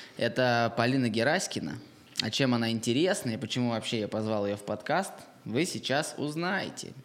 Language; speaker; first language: Russian; native; Russian